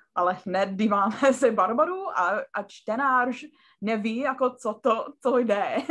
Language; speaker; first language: Czech; non-native, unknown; English